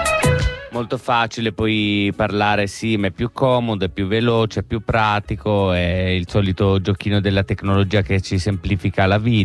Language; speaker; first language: Italian; native; Italian